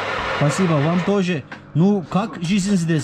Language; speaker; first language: Russian; non-native, learner; Turkish